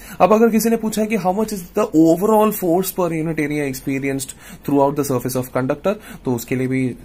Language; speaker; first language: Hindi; non-native, local second language; Malayalam